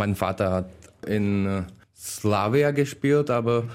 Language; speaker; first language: German; non-native, learner; Czech